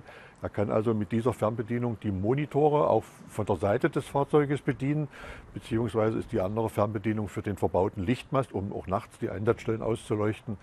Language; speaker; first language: German; native; German